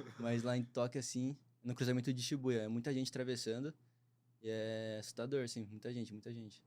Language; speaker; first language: Portuguese; native; Portuguese